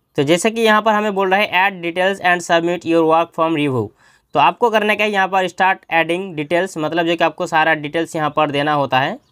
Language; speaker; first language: Hindi; native; Hindi